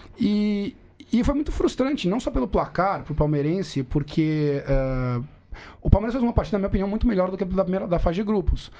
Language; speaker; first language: Portuguese; native; Portuguese